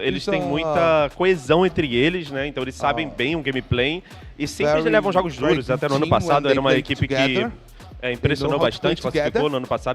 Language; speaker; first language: Portuguese; native; Portuguese